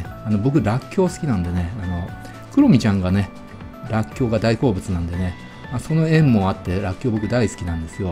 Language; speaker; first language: Japanese; native; Japanese